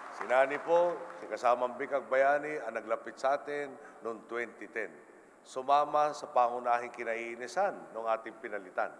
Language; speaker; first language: Filipino; native; Filipino